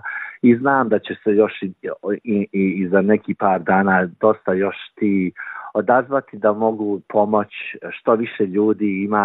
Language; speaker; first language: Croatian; early bilingual, heritage; Croatian